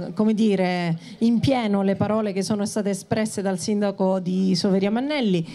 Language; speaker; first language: Italian; native; Italian